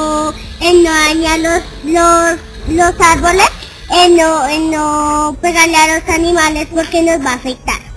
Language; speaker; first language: Spanish; native; Spanish